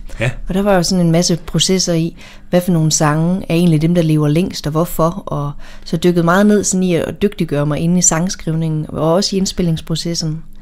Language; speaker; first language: Danish; native; Danish